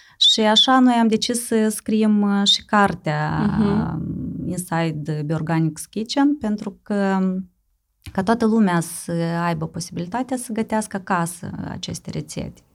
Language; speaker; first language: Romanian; native; Romanian